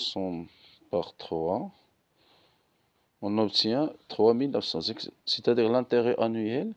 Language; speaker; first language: French; non-native, local second language; Arabic